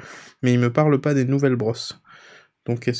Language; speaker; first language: French; native; French